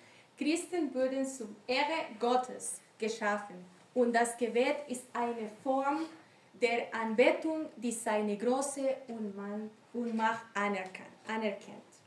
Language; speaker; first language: German; non-native, learner; Spanish